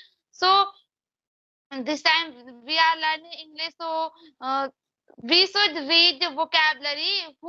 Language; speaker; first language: English; non-native, learner; Hindi